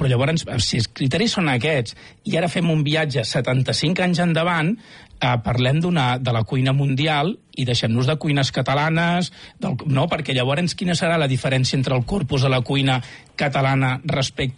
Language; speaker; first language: Catalan; native; Catalan